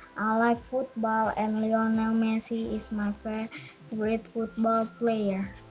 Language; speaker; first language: English; non-native, learner; Indonesian